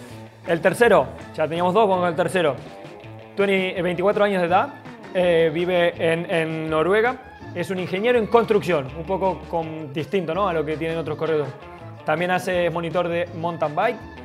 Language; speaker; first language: Spanish; native; Spanish